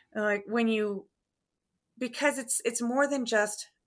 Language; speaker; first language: English; native; English